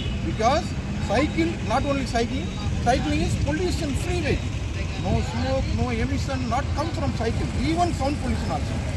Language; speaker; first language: English; non-native, local second language; Tamil